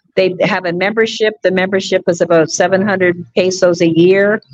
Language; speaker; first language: English; native; English